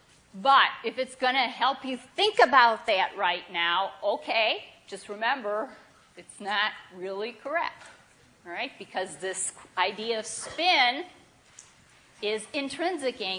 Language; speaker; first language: English; native; English